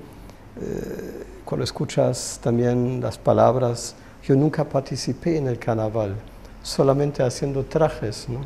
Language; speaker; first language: Spanish; non-native, fluent; German